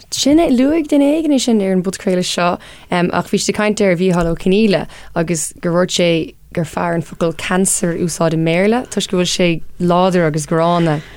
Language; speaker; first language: Irish; non-native, local second language; English